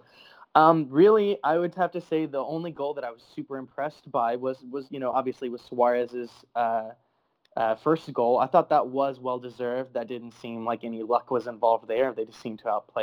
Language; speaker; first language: English; native; English